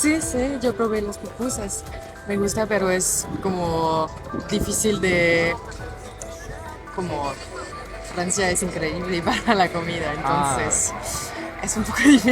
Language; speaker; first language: Spanish; non-native, learner; French